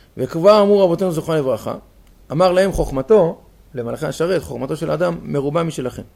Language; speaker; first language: Hebrew; native; Hebrew